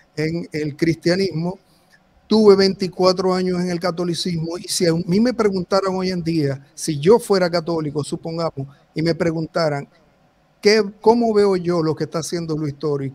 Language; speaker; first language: Spanish; native; Spanish